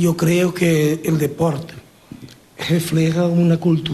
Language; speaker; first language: Spanish; non-native, learner; Portuguese